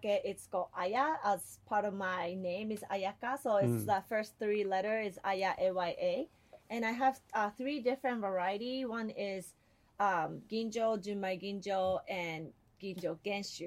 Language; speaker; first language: English; non-native, fluent; Japanese